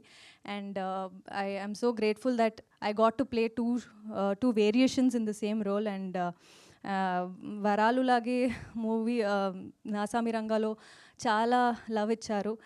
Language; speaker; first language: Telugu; non-native, learner; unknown